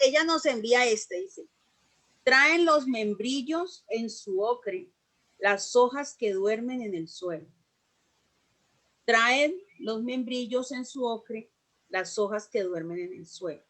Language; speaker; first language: Spanish; native; Spanish